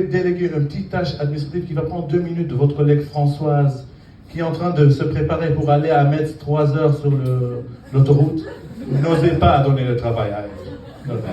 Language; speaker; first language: French; non-native, fluent; Arabic